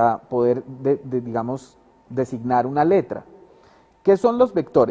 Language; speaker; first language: Spanish; native; Spanish